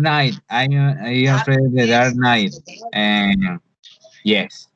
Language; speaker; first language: English; non-native, learner; Spanish